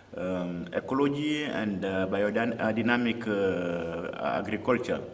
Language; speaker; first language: English; non-native, fluent; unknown